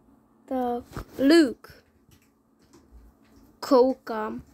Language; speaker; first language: Czech; early bilingual, other home language; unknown